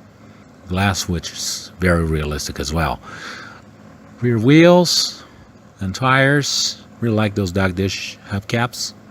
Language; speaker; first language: English; non-native, fluent; Portuguese